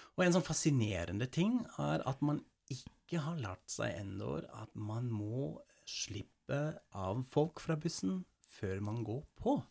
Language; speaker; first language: Norwegian; non-native, fluent; German